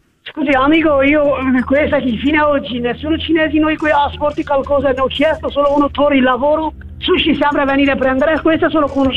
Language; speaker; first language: Italian; non-native, learner; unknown